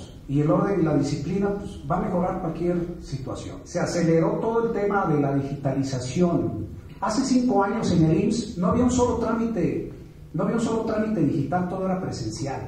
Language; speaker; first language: Spanish; native; Spanish